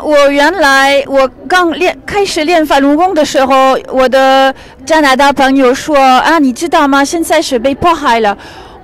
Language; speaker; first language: Chinese; non-native, fluent; French